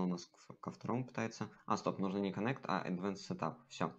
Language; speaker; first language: Russian; native; Russian